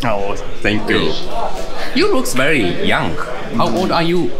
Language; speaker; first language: English; non-native, learner; Japanese